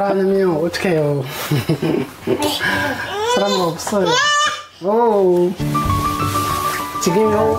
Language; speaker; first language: Korean; non-native, learner; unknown